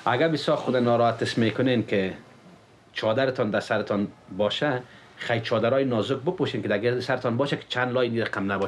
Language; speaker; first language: Persian; native; Persian